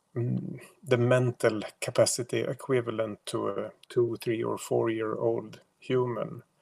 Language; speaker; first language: English; non-native, fluent; Swedish